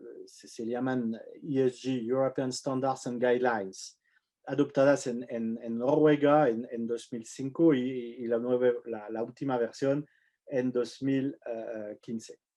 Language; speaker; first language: Spanish; non-native, fluent; French